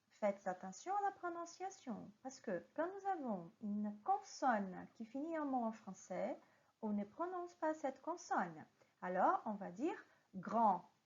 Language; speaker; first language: French; non-native, fluent; Portuguese